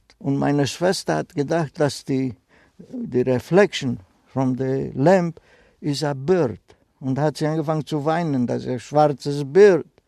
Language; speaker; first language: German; non-native, fluent; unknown